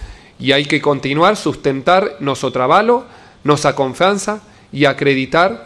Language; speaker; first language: Portuguese; non-native, learner; Spanish